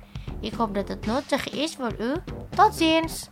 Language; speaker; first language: Dutch; non-native, fluent; Indonesian